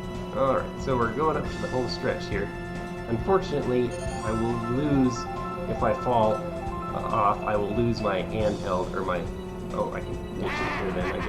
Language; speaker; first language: English; native; English